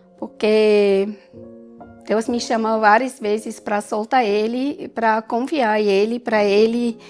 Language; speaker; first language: Portuguese; non-native, learner; German